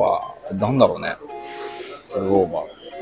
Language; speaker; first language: Japanese; native; Japanese